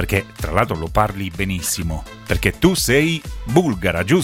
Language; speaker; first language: Italian; native; Italian